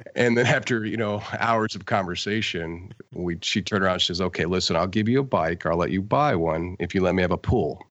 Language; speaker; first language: English; native; English